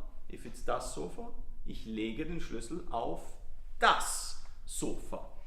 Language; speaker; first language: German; non-native, fluent; Italian